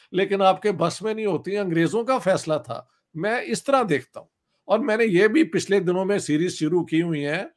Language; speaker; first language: Urdu; non-native, local second language; Punjabi